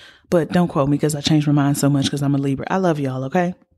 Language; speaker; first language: English; native; English